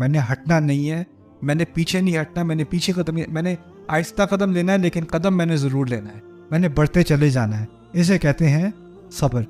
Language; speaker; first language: Urdu; early bilingual, heritage; Urdu